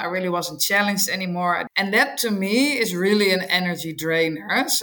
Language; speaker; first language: English; non-native, fluent; Dutch